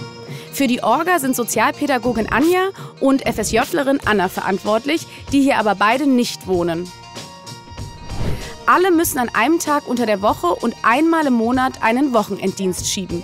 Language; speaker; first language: German; native; German